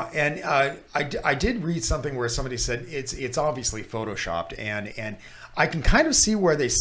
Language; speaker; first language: English; native; English